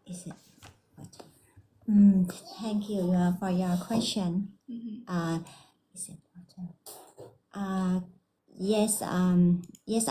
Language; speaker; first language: English; non-native, learner; Vietnamese